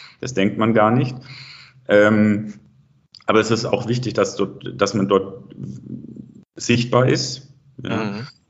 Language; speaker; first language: German; native; German